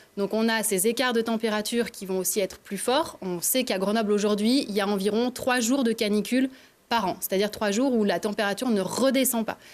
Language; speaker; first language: French; native; French